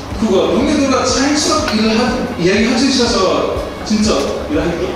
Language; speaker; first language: Korean; non-native, learner; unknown